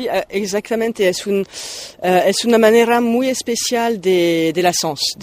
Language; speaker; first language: Spanish; non-native, fluent; French